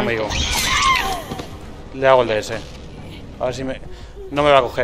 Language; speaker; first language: Spanish; native; Spanish